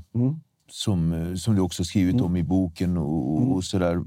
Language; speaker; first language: Swedish; native; Swedish